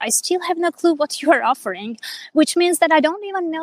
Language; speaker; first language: English; non-native, fluent; Armenian